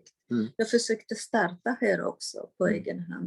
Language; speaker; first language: Swedish; non-native, fluent; Polish